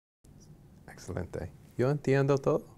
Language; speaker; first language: Spanish; non-native, learner; English